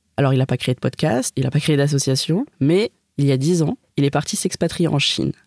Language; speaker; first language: French; native; French